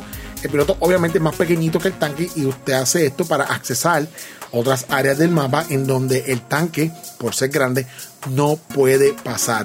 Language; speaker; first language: Spanish; native; Spanish